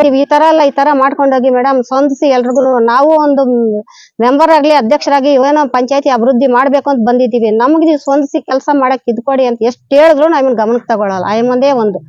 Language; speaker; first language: Kannada; native; Kannada